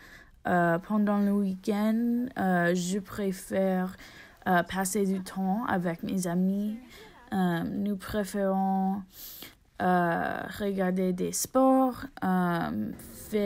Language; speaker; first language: French; non-native, learner; English